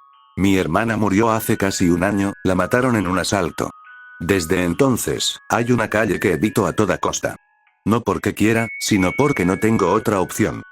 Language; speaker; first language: Spanish; native; Spanish